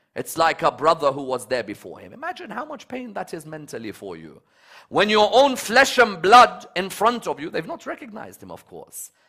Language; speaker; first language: English; native; English